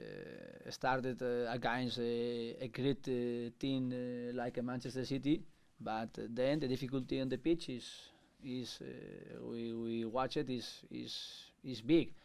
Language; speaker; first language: English; non-native, learner; Spanish